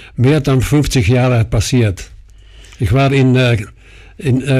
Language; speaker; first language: German; non-native, fluent; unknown